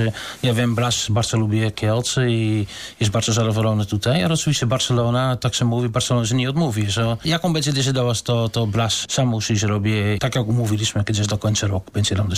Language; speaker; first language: Polish; non-native, learner; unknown